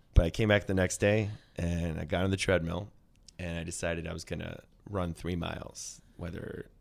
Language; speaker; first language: English; native; English